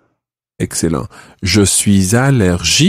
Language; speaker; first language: French; non-native, fluent; English